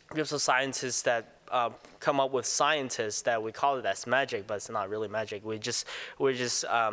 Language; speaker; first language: English; non-native, local second language; Cantonese